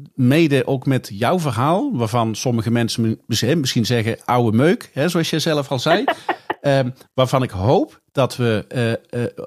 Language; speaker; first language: Dutch; native; Dutch